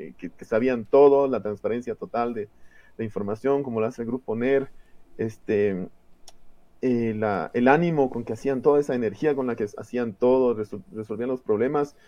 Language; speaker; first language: Spanish; native; Spanish